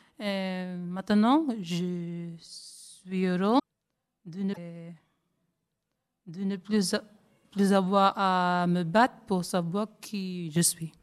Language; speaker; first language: French; non-native, learner; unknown